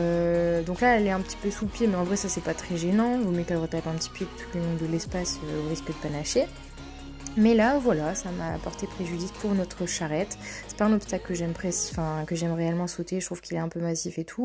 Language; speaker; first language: French; native; French